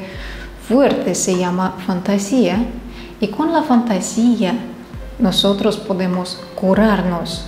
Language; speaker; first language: Spanish; non-native, fluent; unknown